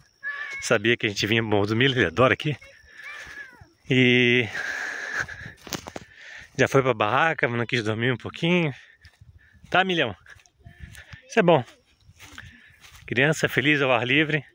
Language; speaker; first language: Portuguese; native; Portuguese